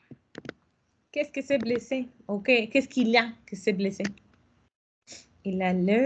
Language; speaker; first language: French; non-native, fluent; Spanish